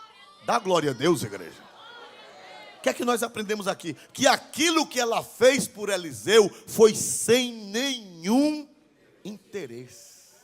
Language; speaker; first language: Portuguese; native; Portuguese